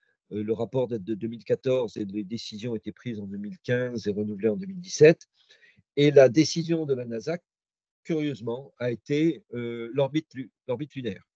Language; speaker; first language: French; native; French